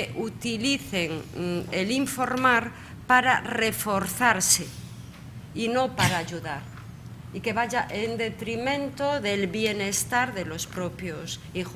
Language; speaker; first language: Spanish; native; Spanish